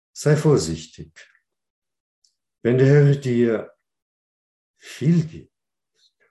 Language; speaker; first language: German; non-native, fluent; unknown